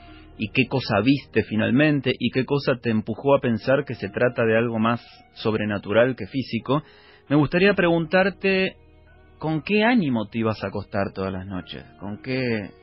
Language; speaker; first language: Spanish; native; Spanish